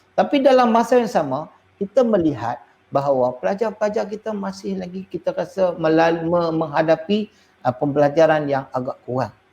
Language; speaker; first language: Malay; native; Malay